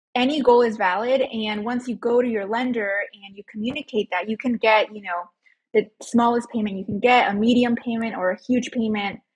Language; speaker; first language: English; early bilingual, other home language; Spanish